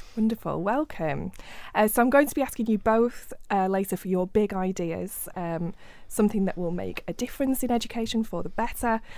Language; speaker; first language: English; native; English